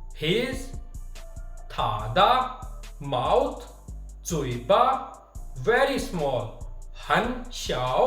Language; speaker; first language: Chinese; non-native, fluent; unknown